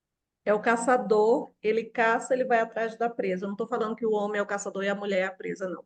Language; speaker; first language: Portuguese; native; Portuguese